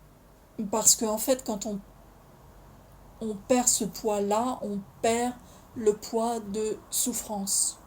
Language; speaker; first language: French; native; French